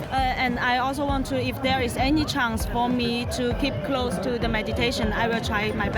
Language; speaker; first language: English; non-native, learner; Chinese